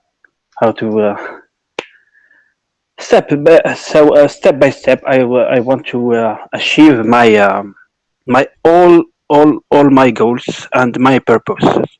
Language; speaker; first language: English; non-native, local second language; Arabic